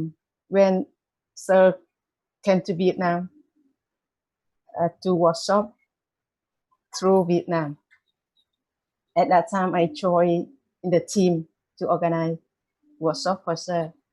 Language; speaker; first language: English; non-native, learner; Vietnamese